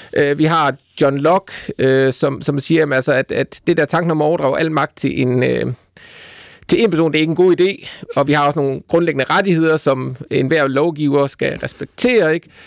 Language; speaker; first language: Danish; native; Danish